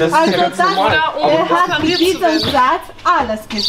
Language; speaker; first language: German; non-native, fluent; Romanian